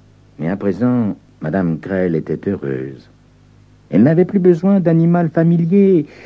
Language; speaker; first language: French; native; French